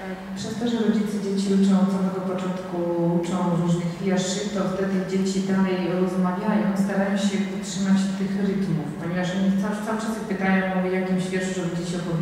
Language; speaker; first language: Polish; non-native, fluent; Georgian